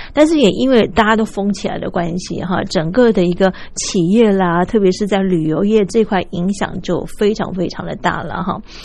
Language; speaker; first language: Chinese; native; Chinese